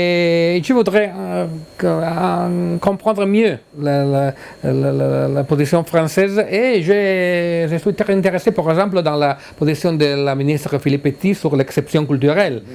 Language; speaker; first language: French; non-native, learner; Italian